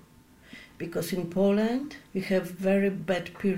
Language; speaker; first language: English; non-native, learner; Polish